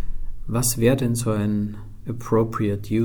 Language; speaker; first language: German; native; German